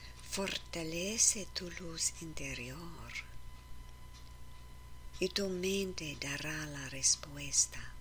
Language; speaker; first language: Spanish; non-native, learner; English